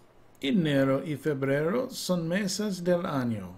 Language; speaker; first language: Spanish; non-native, learner; English